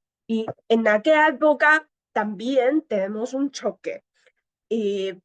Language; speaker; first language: Spanish; non-native, learner; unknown